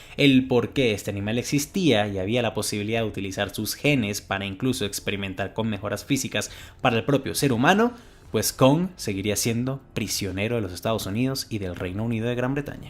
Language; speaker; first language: Spanish; native; Spanish